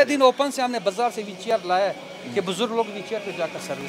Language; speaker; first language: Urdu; non-native, local second language; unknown